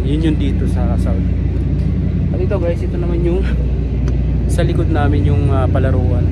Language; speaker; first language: Filipino; non-native, local second language; Waray